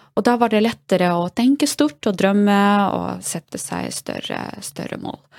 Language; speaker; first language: Norwegian; non-native, fluent; Russian